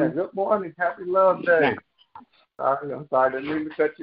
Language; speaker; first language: English; native; English